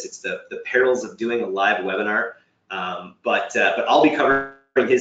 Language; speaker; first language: English; native; English